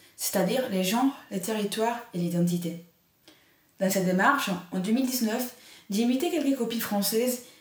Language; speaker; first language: French; non-native, fluent; Spanish